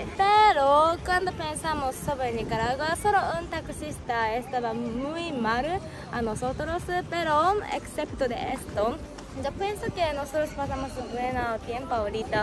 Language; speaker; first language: Spanish; non-native, learner; Japanese